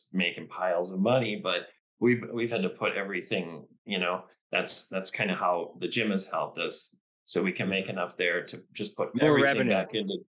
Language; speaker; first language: English; native; English